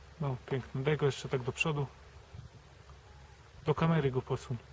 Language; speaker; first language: Polish; native; Polish